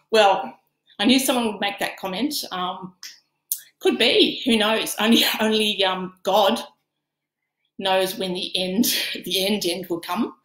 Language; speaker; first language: English; native; English